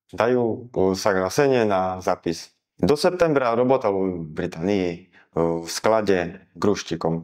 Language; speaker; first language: Russian; non-native, learner; Slovak